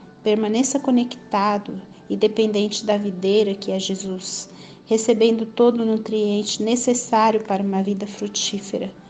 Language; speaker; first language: Portuguese; native; Portuguese